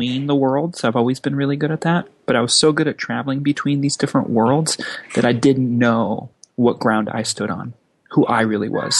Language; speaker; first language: English; native; English